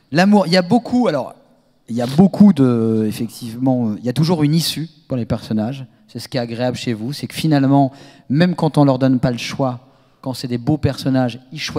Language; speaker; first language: French; native; French